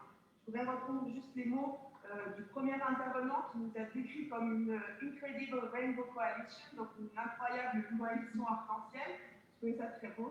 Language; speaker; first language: French; native; French